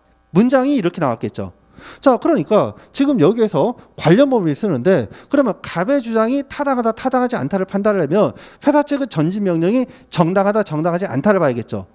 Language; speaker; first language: Korean; native; Korean